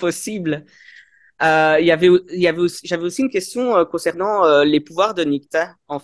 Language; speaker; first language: French; native; French